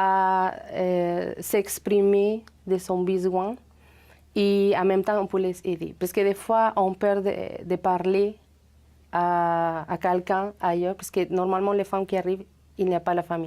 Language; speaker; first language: French; non-native, fluent; Spanish